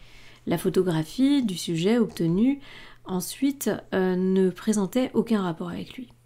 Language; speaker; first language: French; native; French